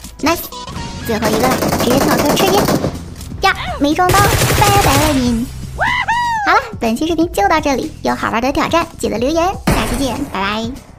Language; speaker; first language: Chinese; native; Chinese